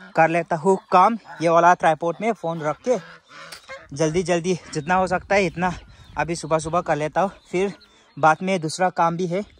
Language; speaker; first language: Hindi; non-native, local second language; Garo